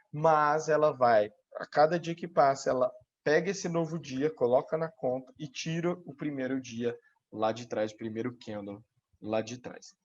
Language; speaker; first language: Portuguese; native; Portuguese